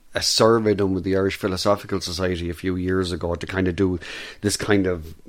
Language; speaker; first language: English; native; English